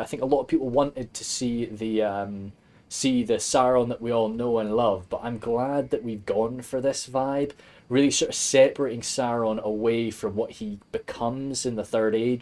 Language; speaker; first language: English; native; English